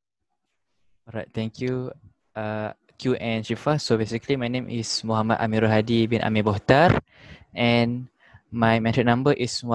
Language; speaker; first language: English; non-native, local second language; Malay